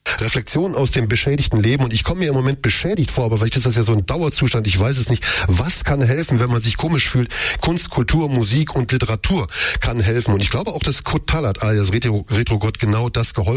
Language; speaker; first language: German; native; German